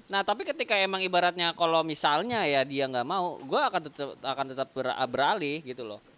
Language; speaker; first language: Indonesian; native; Indonesian